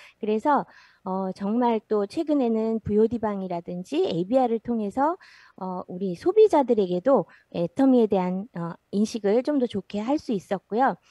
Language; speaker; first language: Korean; native; Korean